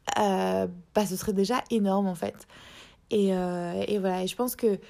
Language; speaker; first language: French; native; French